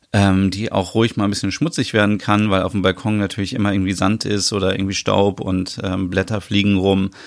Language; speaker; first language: German; native; German